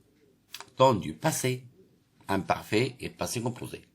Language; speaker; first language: French; non-native, local second language; Arabic